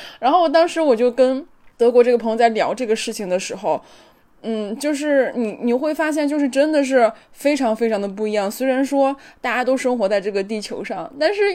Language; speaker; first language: Chinese; native; Chinese